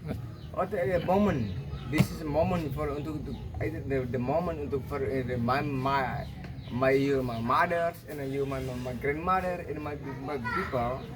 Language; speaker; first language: English; non-native, learner; Indonesian